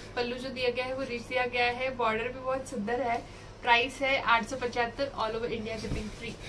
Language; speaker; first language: Hindi; non-native, local second language; Marathi